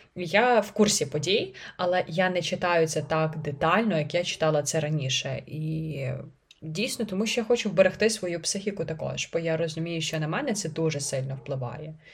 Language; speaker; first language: Ukrainian; native; Ukrainian